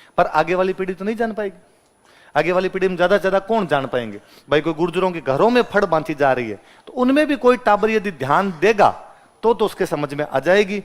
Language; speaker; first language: Hindi; native; Hindi